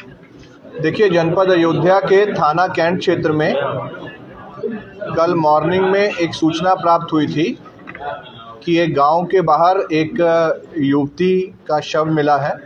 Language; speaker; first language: Hindi; native; Hindi